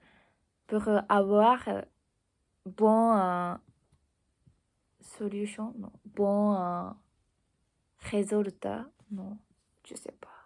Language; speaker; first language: French; non-native, learner; Japanese